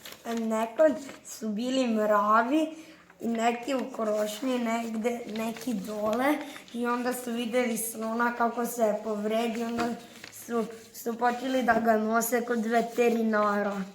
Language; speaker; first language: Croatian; early bilingual, heritage; Serbian